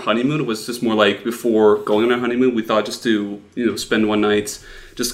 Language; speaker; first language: English; non-native, fluent; Dutch